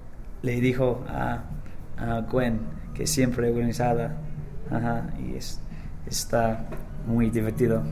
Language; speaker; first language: Spanish; non-native, learner; English